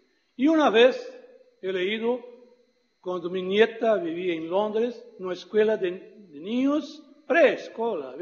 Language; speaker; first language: Portuguese; non-native, fluent; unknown